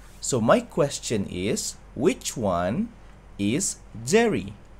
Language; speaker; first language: English; non-native, local second language; Malay